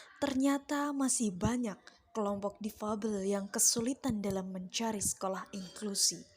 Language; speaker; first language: Indonesian; native; Indonesian